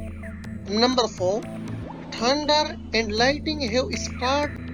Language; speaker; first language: English; non-native, local second language; Urdu